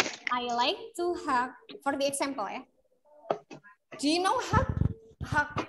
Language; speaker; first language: English; non-native, fluent; Indonesian